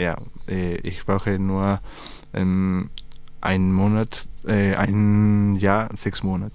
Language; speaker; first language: German; non-native, learner; Spanish